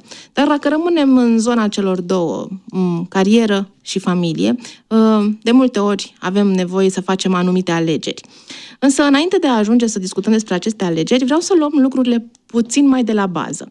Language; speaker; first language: Romanian; native; Romanian